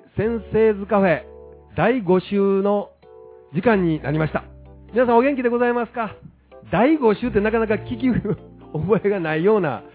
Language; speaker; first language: Japanese; native; Japanese